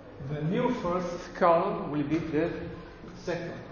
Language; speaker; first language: English; non-native, fluent; Italian